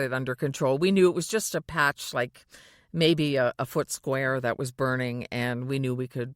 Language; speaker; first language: English; native; English